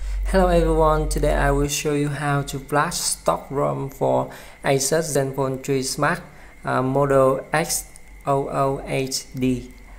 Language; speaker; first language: English; non-native, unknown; Vietnamese